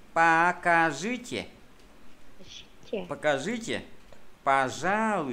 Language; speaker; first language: Russian; non-native, fluent; Vietnamese